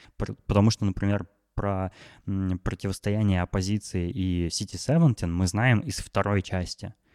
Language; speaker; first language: Russian; native; Russian